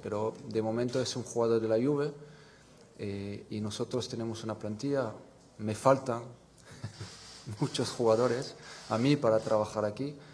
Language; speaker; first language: Spanish; non-native, fluent; French